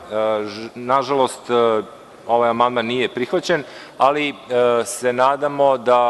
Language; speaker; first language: Serbian; native; Serbian